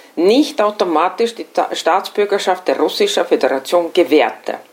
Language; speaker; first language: German; non-native, fluent; Estonian